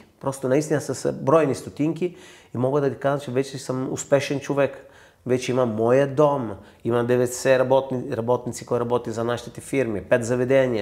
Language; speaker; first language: Bulgarian; non-native, fluent; Italian